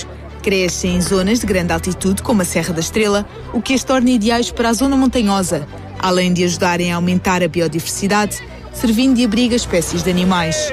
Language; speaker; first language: Portuguese; native; Portuguese